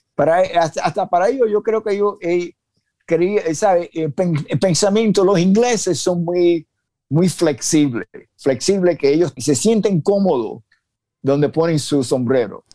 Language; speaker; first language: Spanish; native; Spanish